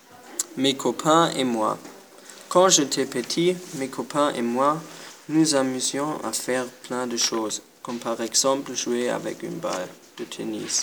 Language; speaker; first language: French; non-native, learner; German